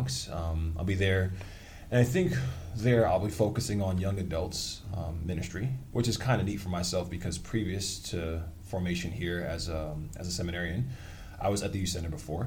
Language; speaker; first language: English; native; English